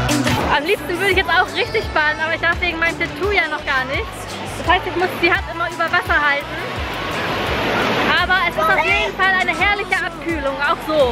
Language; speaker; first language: German; native; German